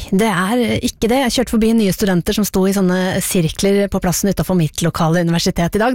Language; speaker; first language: Norwegian; native; Norwegian